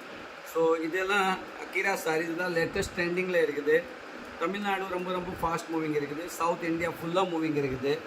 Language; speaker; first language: Tamil; non-native, fluent; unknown